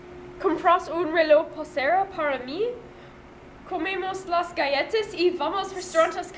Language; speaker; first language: Spanish; non-native, learner; English